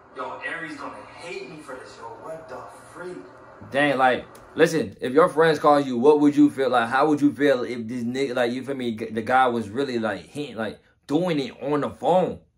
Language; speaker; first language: English; native; English